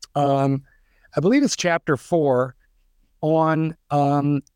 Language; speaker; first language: English; native; English